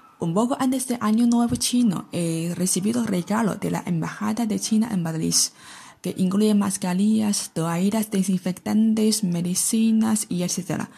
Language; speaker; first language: Spanish; non-native, fluent; Chinese